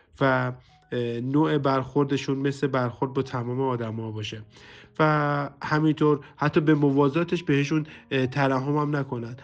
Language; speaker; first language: Persian; native; Persian